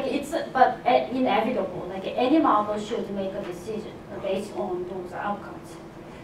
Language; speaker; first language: English; non-native, fluent; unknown